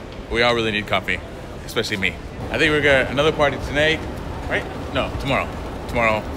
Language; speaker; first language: English; early bilingual, other home language; Spanish